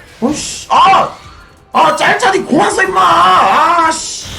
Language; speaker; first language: Korean; native; Korean